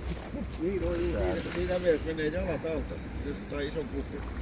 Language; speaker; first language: Finnish; native; Finnish